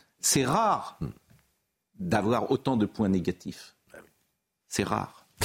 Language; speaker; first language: French; native; French